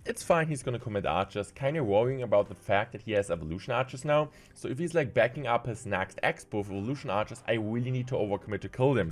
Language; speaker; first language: English; non-native, fluent; German